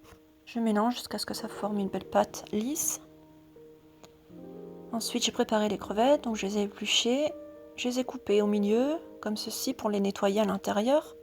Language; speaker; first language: French; native; French